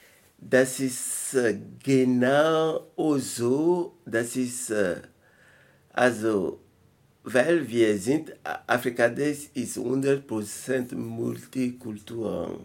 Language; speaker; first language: German; non-native, learner; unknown